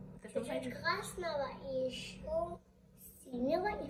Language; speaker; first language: Russian; early bilingual, heritage; Russian